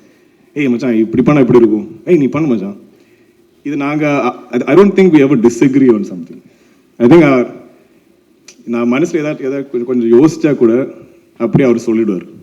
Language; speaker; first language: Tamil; non-native, local second language; Malayalam